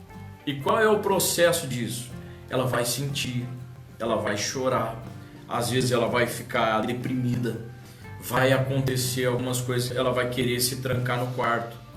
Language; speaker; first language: Portuguese; native; Portuguese